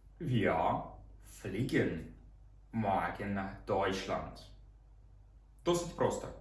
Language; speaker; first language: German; non-native, fluent; Ukrainian